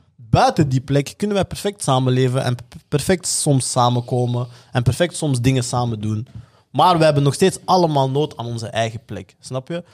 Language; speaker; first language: Dutch; native; Dutch